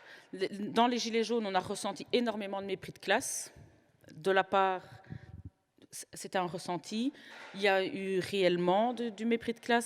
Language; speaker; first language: French; native; French